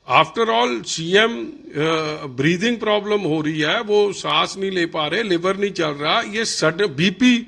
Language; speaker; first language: Hindi; non-native, local second language; Punjabi